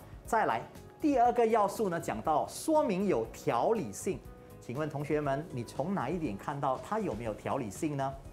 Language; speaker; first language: Chinese; native; Chinese